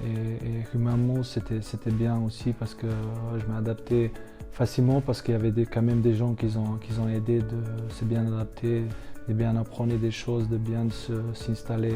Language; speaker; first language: French; non-native, fluent; Slovenian